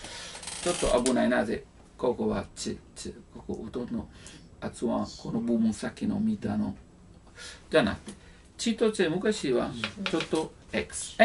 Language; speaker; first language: Japanese; non-native, learner; Italian